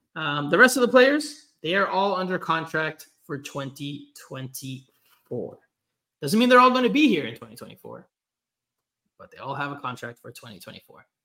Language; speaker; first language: English; early bilingual, other home language; Spanish